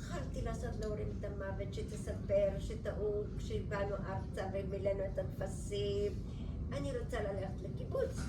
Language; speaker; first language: Hebrew; early bilingual, other home language; Bulgarian